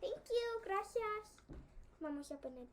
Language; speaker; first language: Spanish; early bilingual, heritage; Spanish